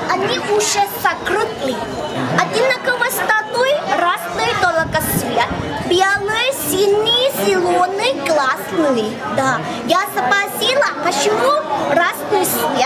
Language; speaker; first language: Russian; non-native, local second language; Thai